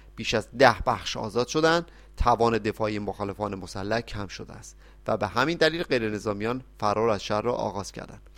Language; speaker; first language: Persian; native; Persian